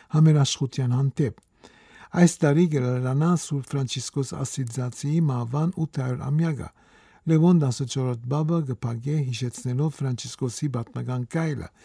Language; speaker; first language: Armenian; native; Armenian